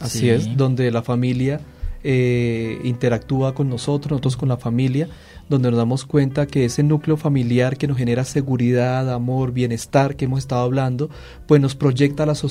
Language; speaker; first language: Spanish; native; Spanish